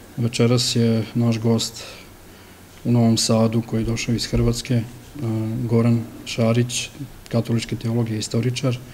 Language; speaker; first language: Serbian; early bilingual, heritage; Serbian